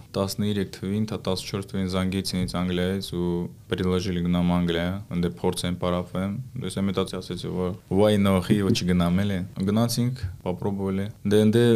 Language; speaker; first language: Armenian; early bilingual, heritage; Armenian